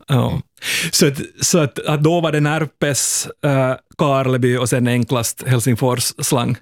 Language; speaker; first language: Swedish; native; Swedish